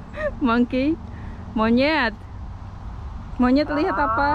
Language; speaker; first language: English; non-native, learner; Indonesian